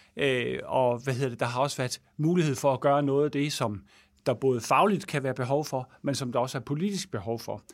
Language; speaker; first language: Danish; native; Danish